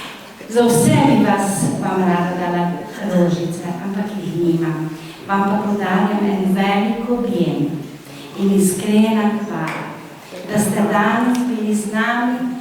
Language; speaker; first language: Slovenian; native; Slovenian